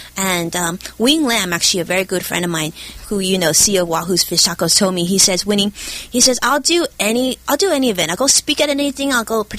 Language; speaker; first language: English; early bilingual, other home language; Chinese